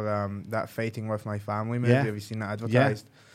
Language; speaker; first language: English; native; English